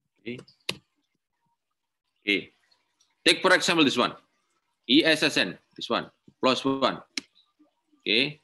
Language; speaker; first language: English; non-native, learner; Indonesian